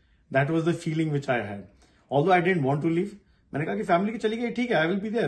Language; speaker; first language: English; non-native, local second language; Hindi